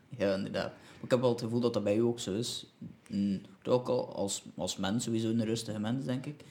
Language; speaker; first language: Dutch; native; Dutch